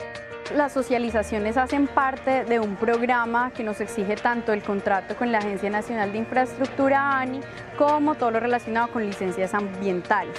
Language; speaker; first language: Spanish; native; Spanish